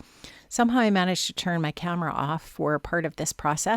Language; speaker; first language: English; native; English